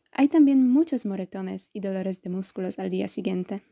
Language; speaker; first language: Spanish; non-native, fluent; Polish